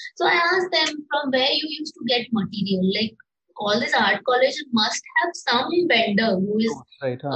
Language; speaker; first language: English; non-native, local second language; Marathi